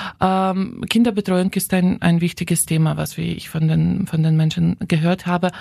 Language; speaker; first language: German; non-native, fluent; Ukrainian